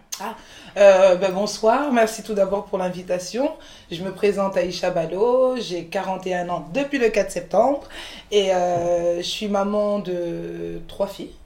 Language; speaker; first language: French; early bilingual, other home language; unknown